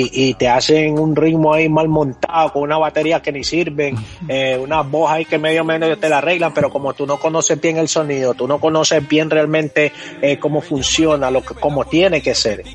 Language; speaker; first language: Spanish; early bilingual, heritage; Spanish